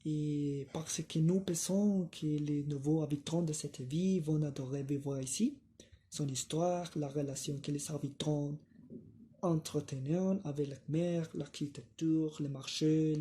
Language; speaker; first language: French; non-native, learner; Spanish